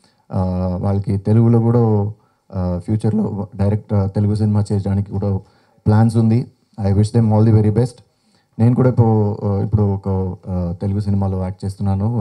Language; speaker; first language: Telugu; non-native, fluent; Tamil